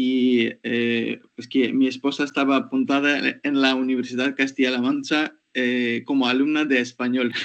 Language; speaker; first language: Spanish; non-native, fluent; Ukrainian